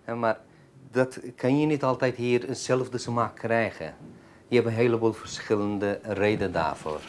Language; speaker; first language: Dutch; non-native, fluent; Turkish